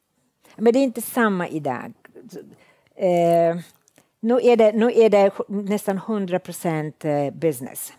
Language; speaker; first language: Swedish; non-native, fluent; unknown